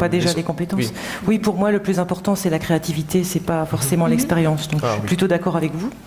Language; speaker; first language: French; native; French